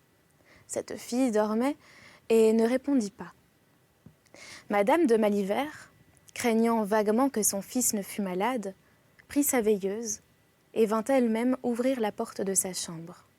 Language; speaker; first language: French; native; French